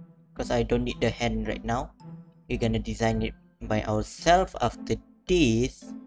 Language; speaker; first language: English; non-native, local second language; Malay